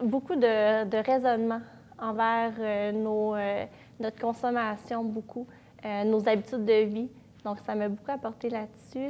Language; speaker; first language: French; native; French